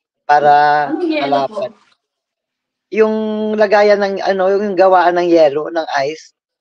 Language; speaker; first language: Filipino; native; Filipino